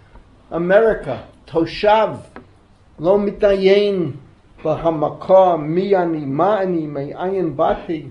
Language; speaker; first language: Hebrew; non-native, fluent; English